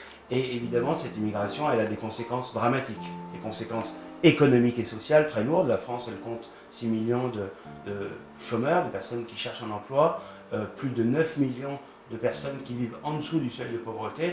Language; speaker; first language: French; native; French